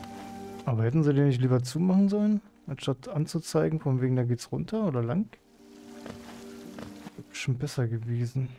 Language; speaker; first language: German; native; German